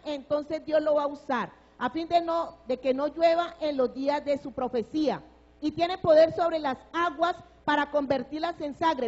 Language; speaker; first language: Spanish; native; Spanish